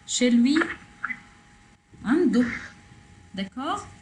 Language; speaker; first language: French; non-native, learner; Arabic